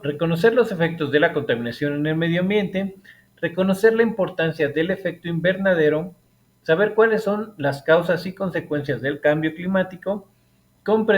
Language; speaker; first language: Spanish; native; Spanish